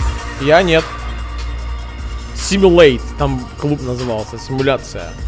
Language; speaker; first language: Russian; native; Russian